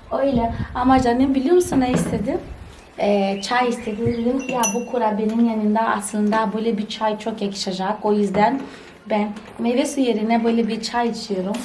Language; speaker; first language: Turkish; non-native, fluent; Portuguese